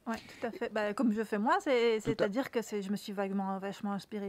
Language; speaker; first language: French; native; French